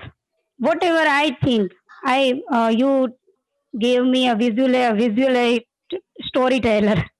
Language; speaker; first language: English; non-native, learner; Gujarati